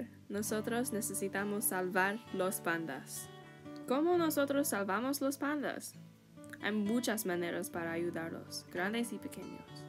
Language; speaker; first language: Spanish; non-native, learner; English